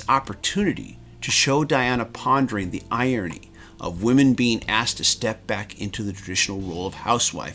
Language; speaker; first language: English; native; English